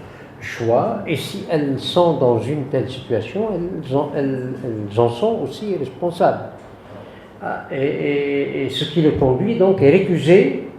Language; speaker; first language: French; non-native, local second language; Arabic